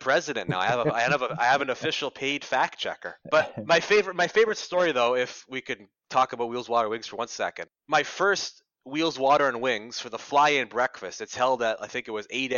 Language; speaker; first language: English; native; English